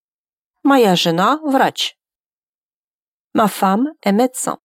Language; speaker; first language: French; non-native, fluent; Russian